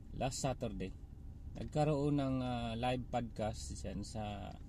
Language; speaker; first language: Filipino; non-native, local second language; Cebuano